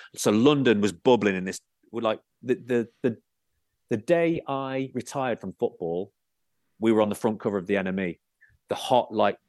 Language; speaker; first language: English; native; English